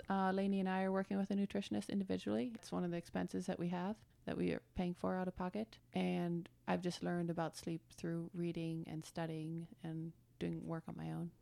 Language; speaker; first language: English; early bilingual, other home language; German